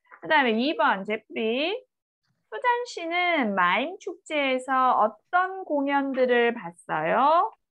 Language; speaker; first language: Korean; native; Korean